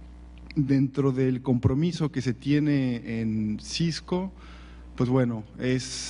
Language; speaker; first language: Spanish; native; Spanish